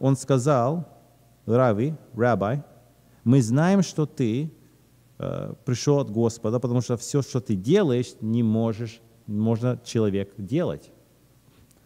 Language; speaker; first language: Russian; early bilingual, heritage; Russian